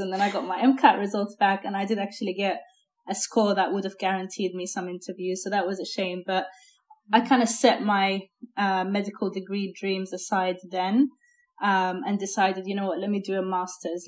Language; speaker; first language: English; native; English